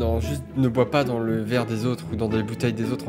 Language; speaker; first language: French; native; French